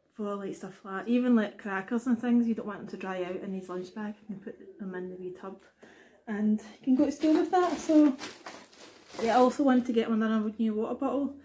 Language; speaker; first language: English; native; English